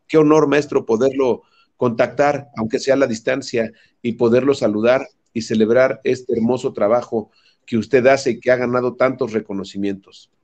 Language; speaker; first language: Spanish; native; Spanish